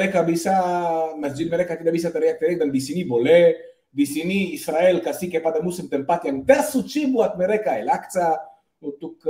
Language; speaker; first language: Indonesian; non-native, fluent; Hebrew